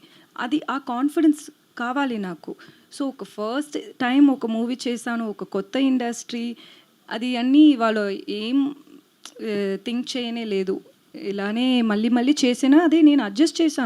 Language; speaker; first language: Telugu; non-native, learner; Tamil